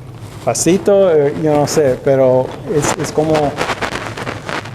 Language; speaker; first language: Spanish; non-native, learner; English